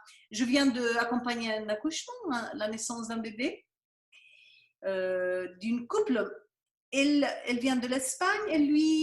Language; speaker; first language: French; non-native, fluent; Spanish